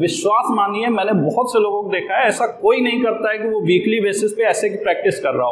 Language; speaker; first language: Hindi; native; Hindi